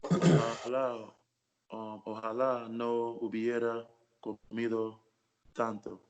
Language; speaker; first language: Spanish; non-native, learner; English